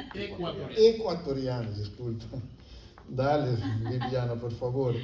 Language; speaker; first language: Spanish; non-native, fluent; Papiamento